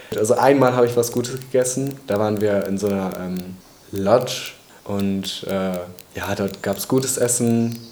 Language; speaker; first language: German; native; German